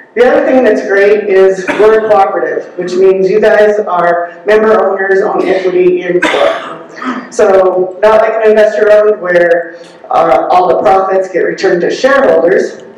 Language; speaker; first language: English; native; English